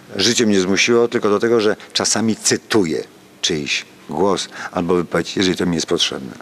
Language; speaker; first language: Polish; native; Polish